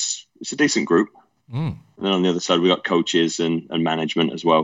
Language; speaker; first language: English; native; English